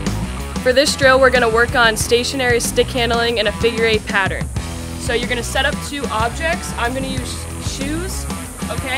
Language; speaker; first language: English; native; English